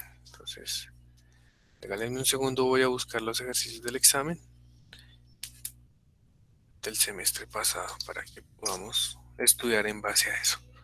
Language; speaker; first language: Spanish; native; Spanish